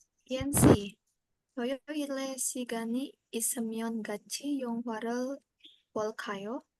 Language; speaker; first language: Korean; non-native, learner; Indonesian